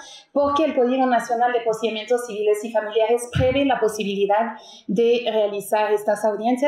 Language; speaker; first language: Spanish; native; Spanish